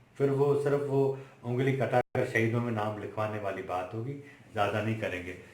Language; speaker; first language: Urdu; non-native, local second language; Sindhi